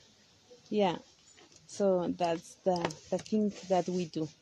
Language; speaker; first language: English; non-native, learner; Kaqchikel